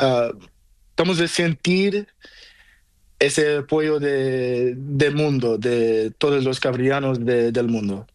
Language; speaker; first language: Spanish; non-native, learner; Portuguese